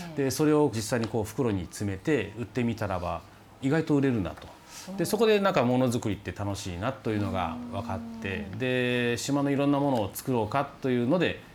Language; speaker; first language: Japanese; native; Japanese